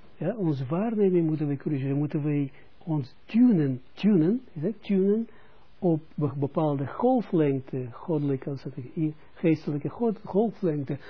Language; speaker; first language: Dutch; non-native, fluent; Russian